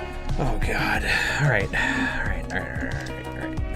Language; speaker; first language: English; native; English